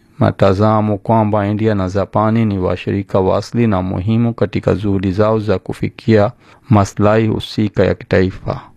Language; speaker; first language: Swahili; non-native, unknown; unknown